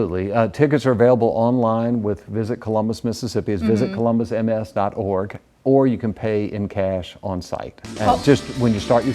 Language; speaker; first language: English; native; English